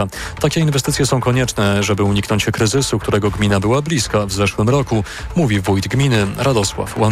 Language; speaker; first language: Polish; native; Polish